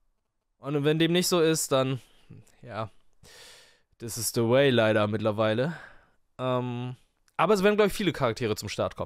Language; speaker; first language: German; native; German